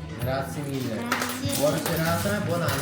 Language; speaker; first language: Italian; native; Italian